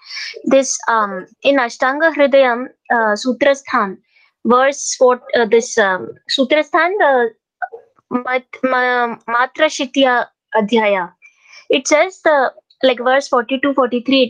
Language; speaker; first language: English; non-native, local second language; Hindi